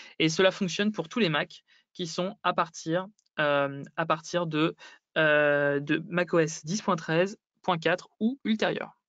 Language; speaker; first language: French; native; French